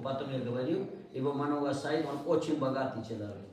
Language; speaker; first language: Russian; non-native, learner; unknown